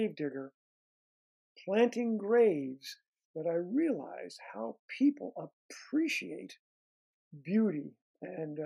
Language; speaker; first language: English; native; English